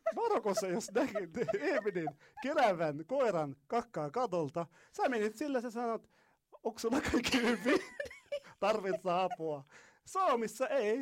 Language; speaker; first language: Finnish; non-native, learner; Arabic